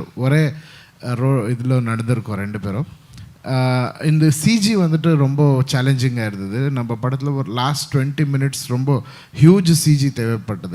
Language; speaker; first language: Tamil; non-native, local second language; Kannada